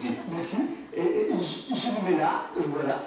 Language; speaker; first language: French; non-native, learner; Turkish